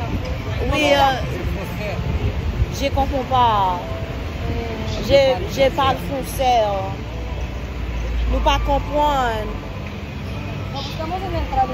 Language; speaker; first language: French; non-native, learner; Haitian Creole